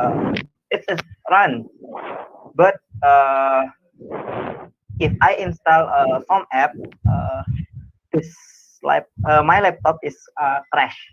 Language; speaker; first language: English; non-native, learner; Indonesian